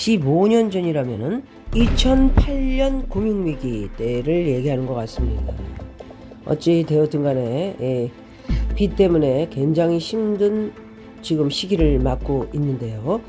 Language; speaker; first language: Korean; native; Korean